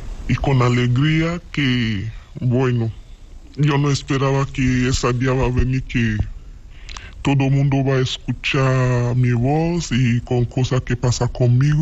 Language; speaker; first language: Spanish; non-native, learner; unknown